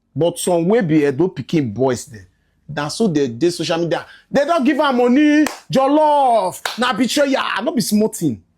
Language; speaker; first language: Nigerian Pidgin; native; Nigerian Pidgin